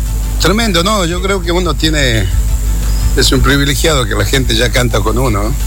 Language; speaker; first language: Spanish; native; Spanish